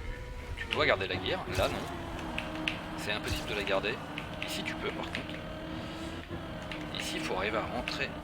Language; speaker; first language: French; native; French